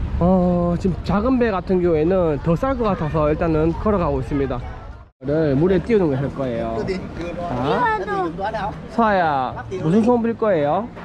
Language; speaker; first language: Korean; native; Korean